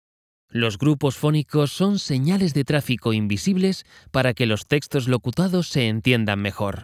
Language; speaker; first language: Spanish; native; Spanish